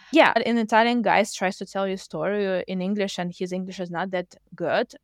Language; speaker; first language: English; non-native, fluent; Russian